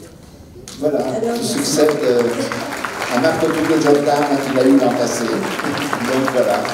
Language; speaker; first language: French; native; French